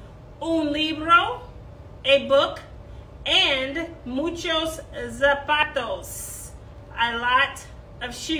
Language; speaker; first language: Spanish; non-native, fluent; English